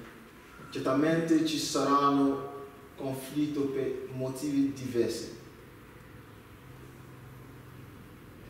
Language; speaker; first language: Italian; non-native, learner; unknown